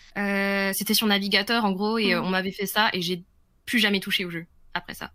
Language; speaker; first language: French; early bilingual, other home language; Vietnamese